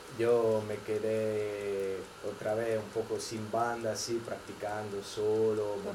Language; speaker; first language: Spanish; non-native, fluent; Italian